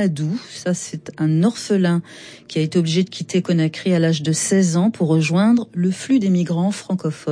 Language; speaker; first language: French; native; French